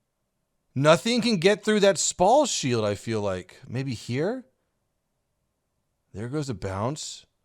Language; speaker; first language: English; native; English